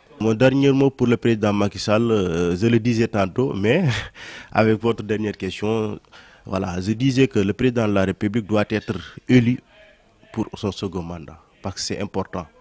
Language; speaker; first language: French; non-native, local second language; Wolof